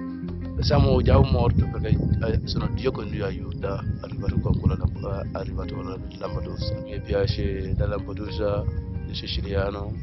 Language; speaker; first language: Italian; non-native, learner; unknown